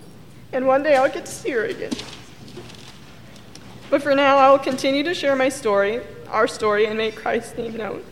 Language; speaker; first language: English; native; English